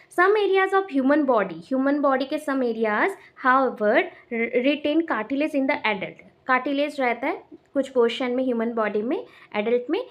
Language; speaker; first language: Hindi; non-native, local second language; Odia